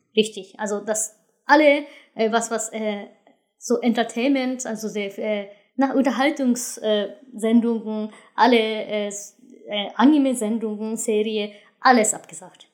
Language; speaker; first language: German; non-native, fluent; Japanese